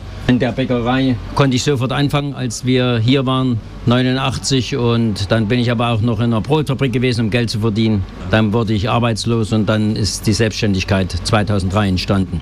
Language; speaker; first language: German; native; German